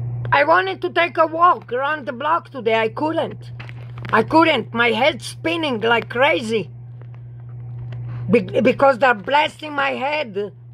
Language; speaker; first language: English; non-native, fluent; Hebrew